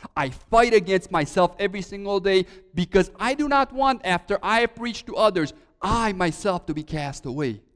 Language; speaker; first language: English; early bilingual, other home language; Romanian